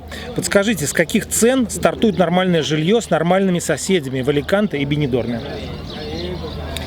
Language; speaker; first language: Russian; native; Russian